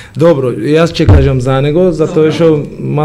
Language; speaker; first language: Macedonian; non-native, learner; Georgian